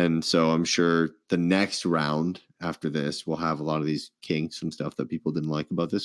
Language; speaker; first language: English; native; English